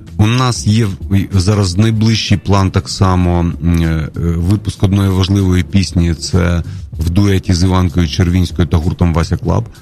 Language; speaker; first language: Ukrainian; non-native, local second language; Russian